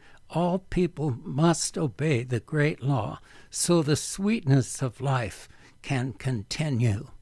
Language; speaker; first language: English; native; English